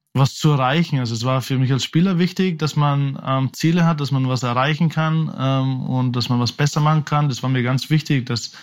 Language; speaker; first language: German; native; German